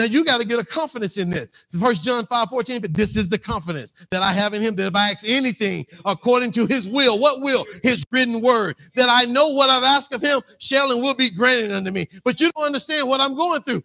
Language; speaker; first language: English; native; English